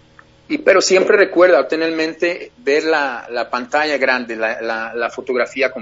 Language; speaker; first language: Spanish; native; Spanish